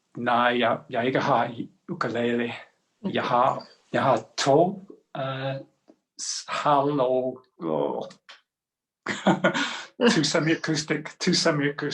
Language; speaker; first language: Danish; non-native, learner; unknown